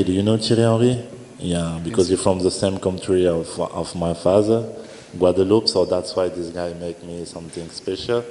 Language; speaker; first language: English; non-native, learner; French